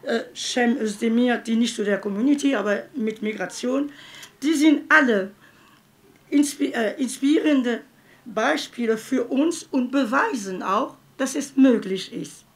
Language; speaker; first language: German; non-native, fluent; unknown